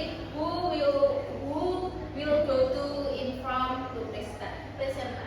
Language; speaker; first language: English; non-native, learner; Indonesian